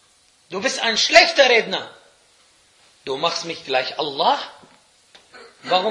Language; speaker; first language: German; non-native, fluent; Arabic